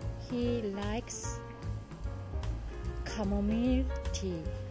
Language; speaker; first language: English; non-native, learner; Japanese